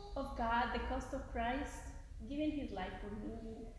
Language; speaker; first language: English; non-native, fluent; Spanish